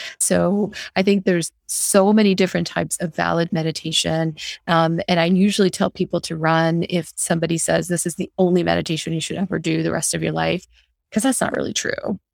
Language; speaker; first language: English; early bilingual, other home language; Hindi